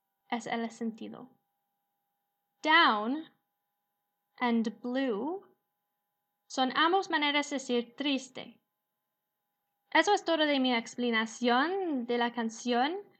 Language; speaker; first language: Spanish; non-native, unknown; English